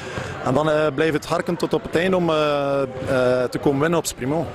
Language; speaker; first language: Dutch; non-native, local second language; French